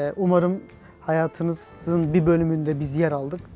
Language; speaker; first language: Turkish; native; Turkish